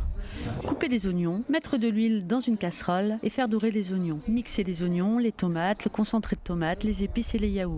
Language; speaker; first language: French; native; French